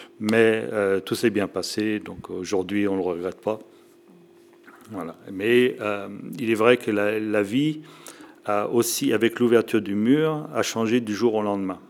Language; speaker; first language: French; native; French